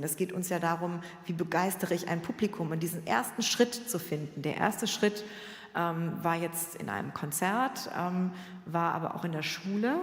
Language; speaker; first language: German; native; German